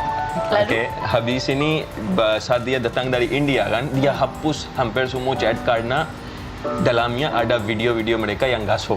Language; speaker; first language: Indonesian; non-native, fluent; Hindi